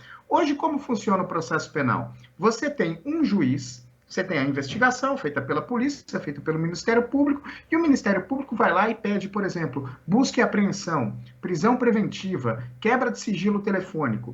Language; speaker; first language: Portuguese; native; Portuguese